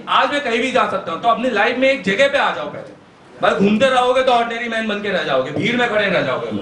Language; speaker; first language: Hindi; native; Hindi